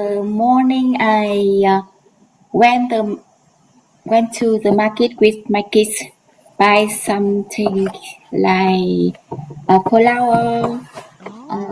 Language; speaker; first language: English; non-native, learner; Vietnamese